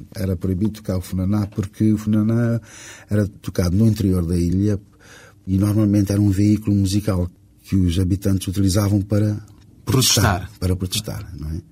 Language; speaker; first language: Portuguese; non-native, local second language; Kabuverdianu